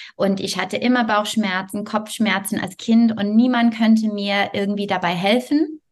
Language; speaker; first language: German; non-native, fluent; French